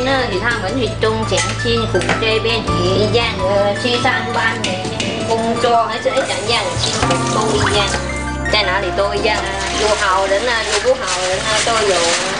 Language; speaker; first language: Chinese; non-native, learner; Vietnamese